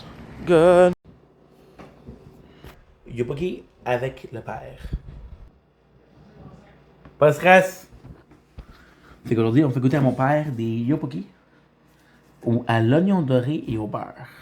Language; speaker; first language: French; native; French